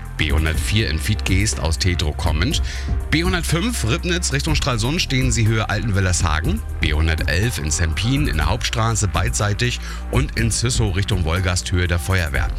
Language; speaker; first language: German; native; German